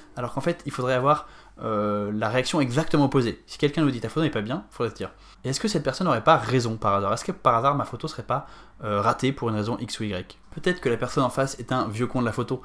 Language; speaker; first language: French; native; French